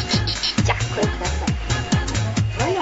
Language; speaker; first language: Japanese; non-native, learner; Chinese